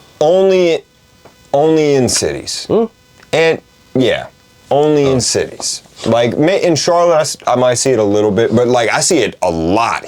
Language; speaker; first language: English; native; English